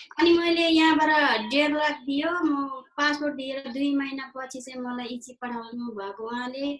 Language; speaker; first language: Nepali; non-native, local second language; Eastern Tamang